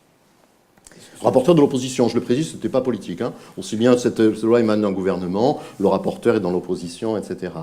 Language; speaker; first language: French; native; French